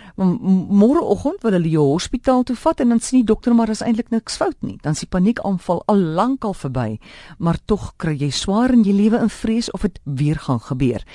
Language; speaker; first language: Afrikaans; native; Afrikaans